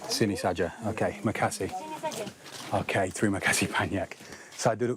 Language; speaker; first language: Indonesian; non-native, learner; English